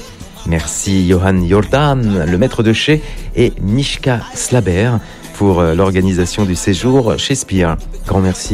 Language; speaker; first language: French; native; French